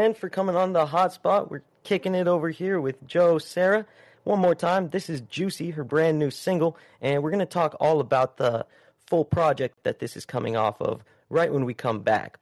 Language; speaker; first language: English; native; English